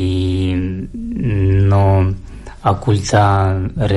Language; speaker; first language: Catalan; non-native, learner; Russian